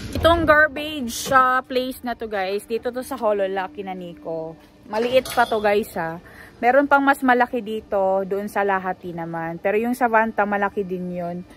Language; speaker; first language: Filipino; non-native, local second language; Cebuano